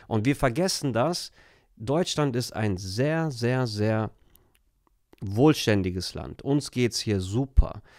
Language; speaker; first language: German; early bilingual, other home language; Turkish